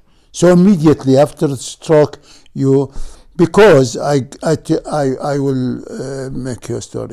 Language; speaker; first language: English; non-native, fluent; Arabic